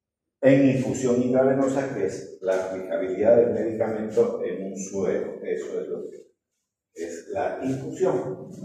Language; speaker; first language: Spanish; native; Spanish